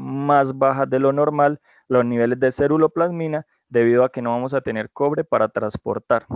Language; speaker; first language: Spanish; native; Spanish